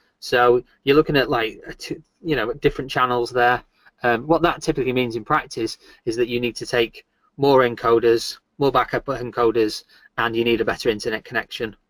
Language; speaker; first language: English; native; English